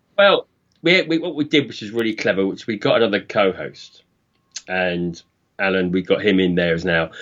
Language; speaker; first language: English; native; English